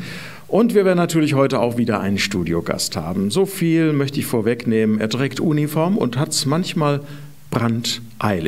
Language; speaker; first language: German; native; German